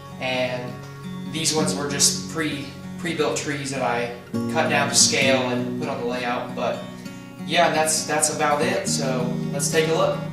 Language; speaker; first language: English; native; English